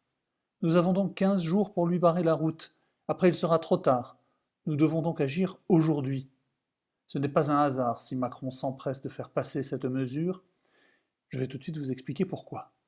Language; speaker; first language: French; native; French